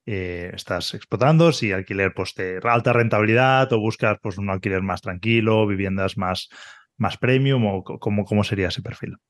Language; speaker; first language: Spanish; native; Spanish